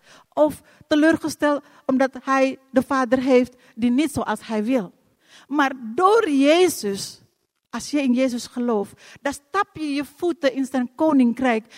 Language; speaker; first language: Dutch; non-native, fluent; Indonesian